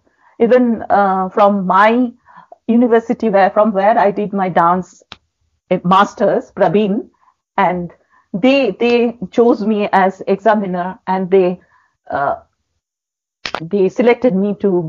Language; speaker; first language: English; non-native, local second language; Bangla